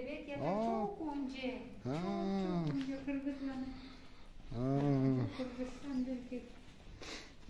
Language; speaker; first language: Turkish; non-native, learner; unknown